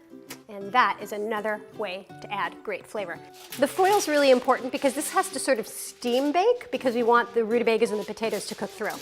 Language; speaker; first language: English; native; English